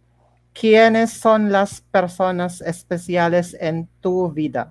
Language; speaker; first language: Spanish; non-native, learner; Filipino